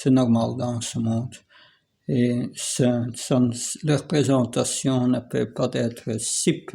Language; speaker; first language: French; non-native, fluent; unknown